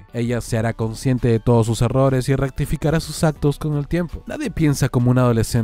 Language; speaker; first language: Spanish; native; Spanish